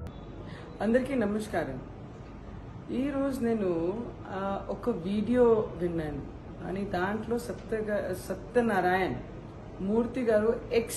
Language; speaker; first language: Telugu; non-native, fluent; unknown